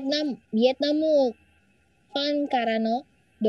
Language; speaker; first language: Japanese; non-native, learner; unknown